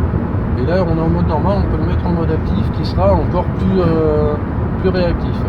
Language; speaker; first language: French; native; French